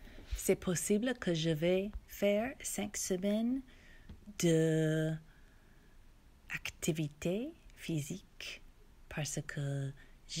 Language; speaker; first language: French; non-native, learner; English